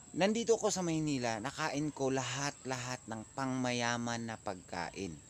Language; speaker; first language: Filipino; non-native, local second language; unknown